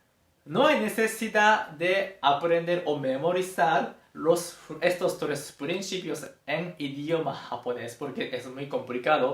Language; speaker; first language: Spanish; non-native, fluent; Japanese